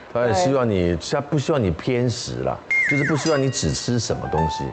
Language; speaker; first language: Chinese; native; Chinese